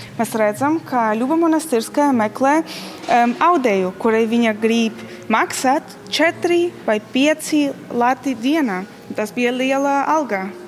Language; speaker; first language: Latvian; non-native, learner; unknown